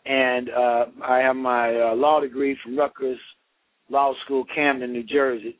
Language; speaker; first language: English; native; English